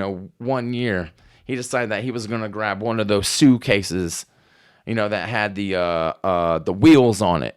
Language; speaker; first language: English; native; English